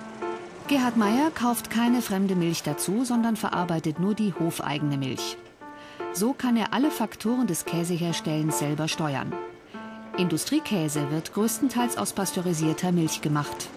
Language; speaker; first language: German; native; German